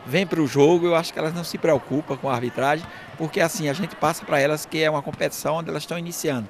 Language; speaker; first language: Portuguese; native; Portuguese